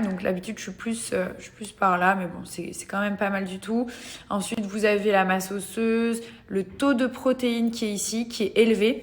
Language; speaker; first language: French; native; French